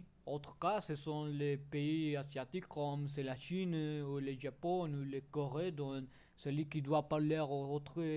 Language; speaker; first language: French; non-native, learner; Spanish